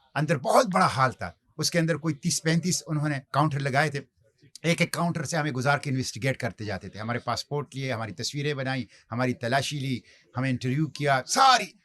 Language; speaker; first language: Urdu; non-native, local second language; Pashto